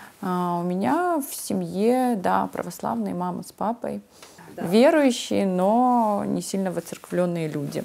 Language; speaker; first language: Russian; non-native, local second language; Ossetic